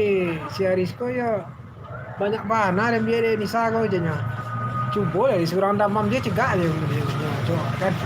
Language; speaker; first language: Indonesian; non-native, local second language; Minangkabau